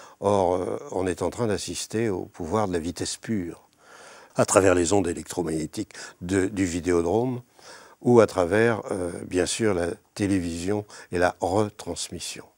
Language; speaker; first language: French; native; French